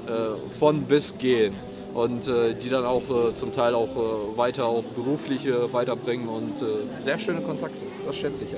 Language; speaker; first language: German; native; German